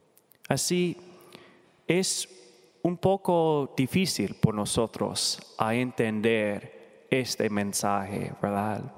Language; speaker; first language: Spanish; non-native, learner; English